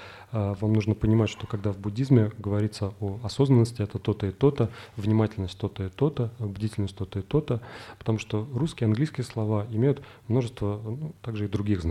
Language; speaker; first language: Russian; native; Russian